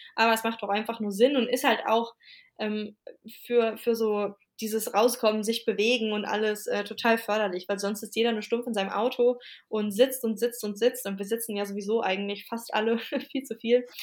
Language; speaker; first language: German; native; German